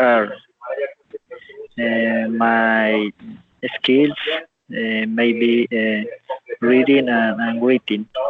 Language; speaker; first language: English; non-native, learner; Spanish